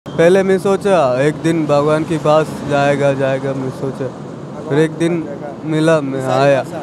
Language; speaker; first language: Hindi; non-native, local second language; Malayalam